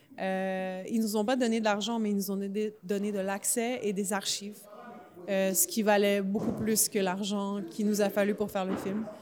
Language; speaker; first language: French; native; French